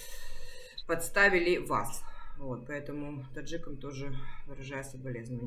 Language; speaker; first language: Russian; native; Russian